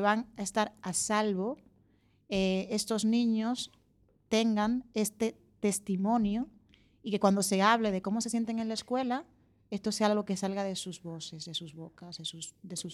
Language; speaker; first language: Spanish; native; Spanish